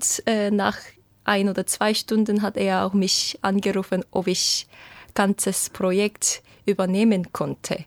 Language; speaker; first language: German; non-native, fluent; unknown